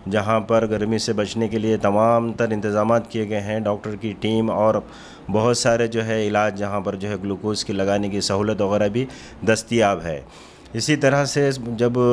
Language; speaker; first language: Hindi; non-native, local second language; Urdu